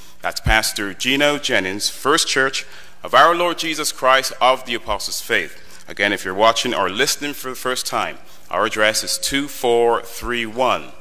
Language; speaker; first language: English; native; English